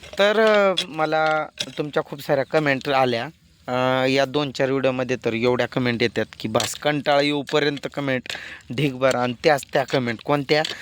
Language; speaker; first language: Marathi; non-native, local second language; Lambadi